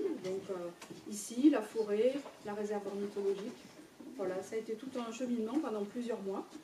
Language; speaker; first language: French; native; French